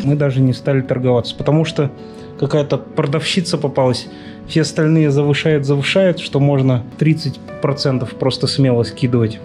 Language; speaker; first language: Russian; native; Russian